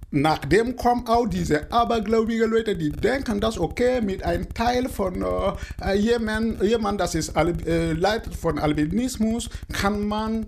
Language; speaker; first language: German; non-native, learner; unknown